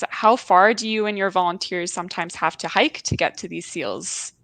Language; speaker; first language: English; native; English